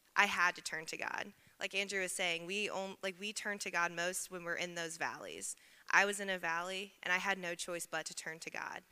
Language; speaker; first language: English; native; English